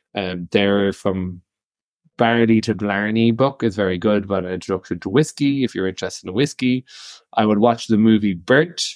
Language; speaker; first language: English; native; English